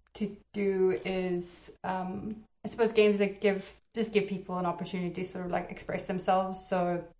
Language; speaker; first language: English; native; English